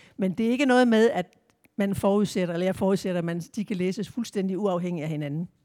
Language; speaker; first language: Danish; native; Danish